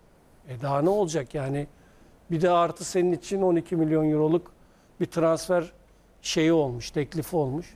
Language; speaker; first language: Turkish; native; Turkish